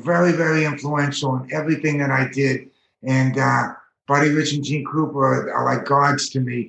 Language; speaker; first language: English; native; English